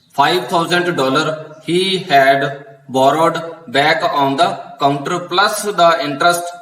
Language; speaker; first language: English; non-native, local second language; Punjabi